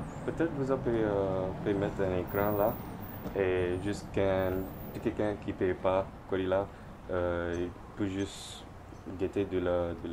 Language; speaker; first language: French; non-native, learner; English